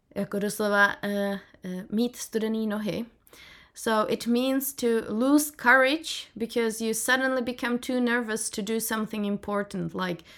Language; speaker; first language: English; non-native, fluent; Czech